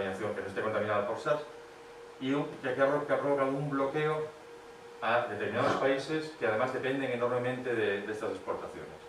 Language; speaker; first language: Spanish; native; Spanish